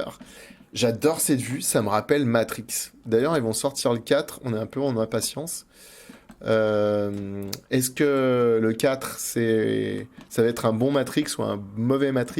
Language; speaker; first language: French; native; French